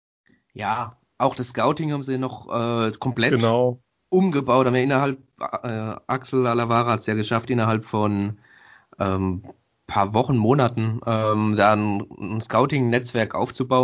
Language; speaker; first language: German; native; German